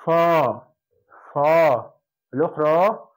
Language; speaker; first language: Arabic; non-native, fluent; Persian